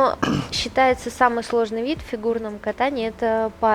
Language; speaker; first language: Russian; native; Russian